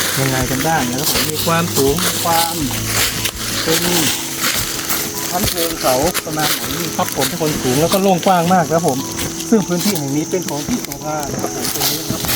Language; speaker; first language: Thai; native; Thai